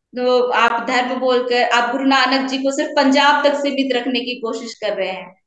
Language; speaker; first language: Hindi; native; Hindi